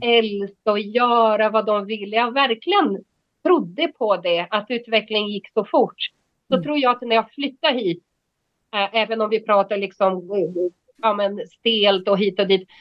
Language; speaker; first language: Swedish; non-native, fluent; Portuguese